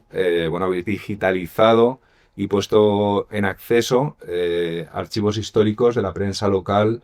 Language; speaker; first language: Spanish; native; Spanish